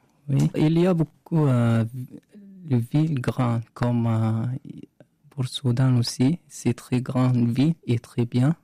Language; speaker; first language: French; non-native, learner; Arabic